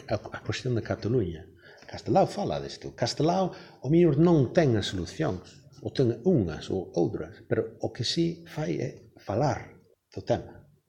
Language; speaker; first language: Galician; non-native, fluent; English